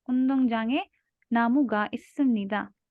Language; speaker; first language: Korean; non-native, learner; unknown